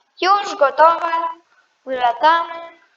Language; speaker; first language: Polish; non-native, learner; Ukrainian